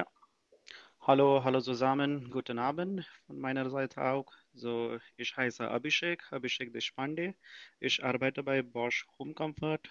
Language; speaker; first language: German; non-native, fluent; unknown